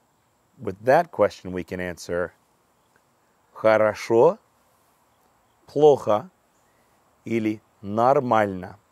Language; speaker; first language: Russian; non-native, fluent; English